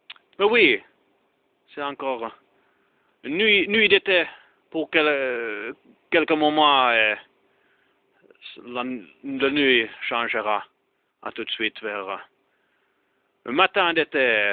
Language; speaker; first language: French; non-native, learner; Finnish